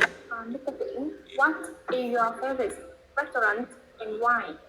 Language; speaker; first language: English; non-native, learner; Vietnamese